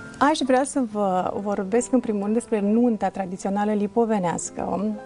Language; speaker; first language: Romanian; non-native, local second language; Russian